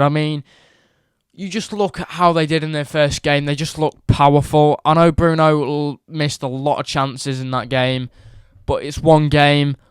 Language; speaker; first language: English; native; English